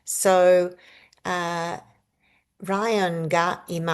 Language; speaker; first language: Japanese; non-native, fluent; English